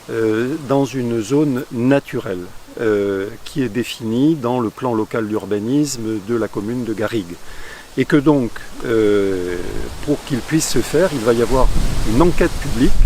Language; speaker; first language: French; native; French